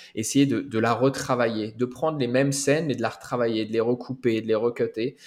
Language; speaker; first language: French; native; French